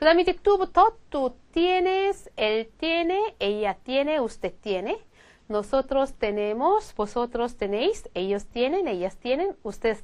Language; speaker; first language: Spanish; non-native, fluent; Korean